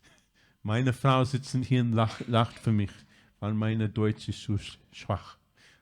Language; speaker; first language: German; non-native, learner; English